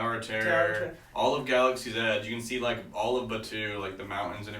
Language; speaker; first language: English; native; English